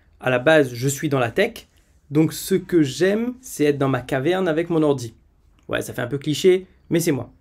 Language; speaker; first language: French; native; French